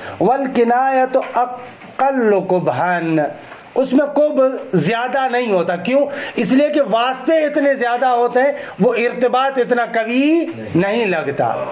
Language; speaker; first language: Urdu; non-native, local second language; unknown